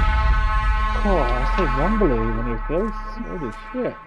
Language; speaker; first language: English; native; English